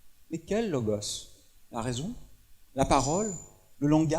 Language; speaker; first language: French; native; French